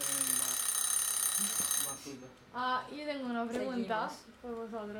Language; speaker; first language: Spanish; non-native, learner; Italian